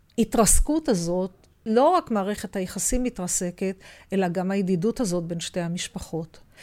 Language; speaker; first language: Hebrew; native; Hebrew